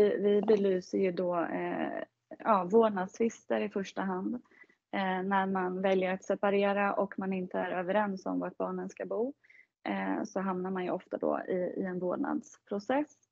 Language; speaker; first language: Swedish; native; Swedish